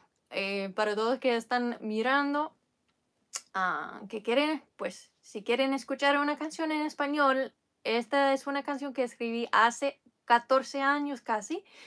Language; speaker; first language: Spanish; non-native, fluent; English